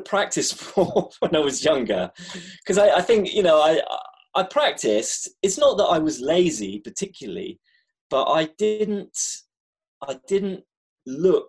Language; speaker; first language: English; native; English